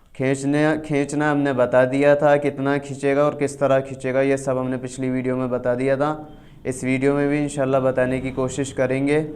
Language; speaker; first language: Urdu; native; Urdu